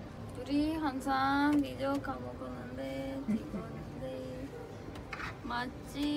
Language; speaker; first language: Korean; non-native, learner; Russian